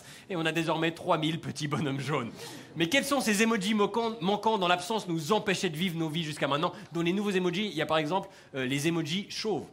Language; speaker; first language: French; native; French